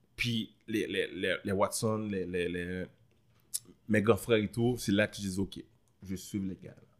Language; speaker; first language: French; early bilingual, other home language; Haitian Creole